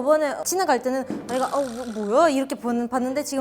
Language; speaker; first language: Korean; non-native, fluent; Ukrainian